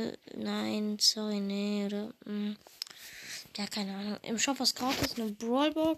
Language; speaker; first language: German; native; German